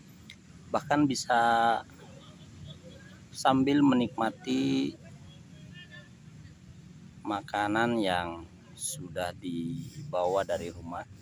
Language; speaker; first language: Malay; non-native, local second language; Sundanese